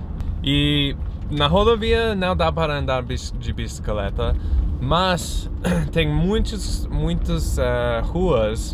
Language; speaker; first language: Portuguese; non-native, fluent; English